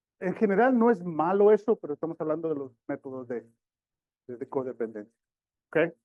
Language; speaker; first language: Spanish; early bilingual, heritage; Spanish